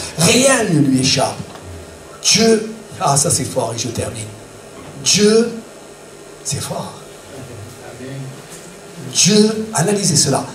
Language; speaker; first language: French; native; French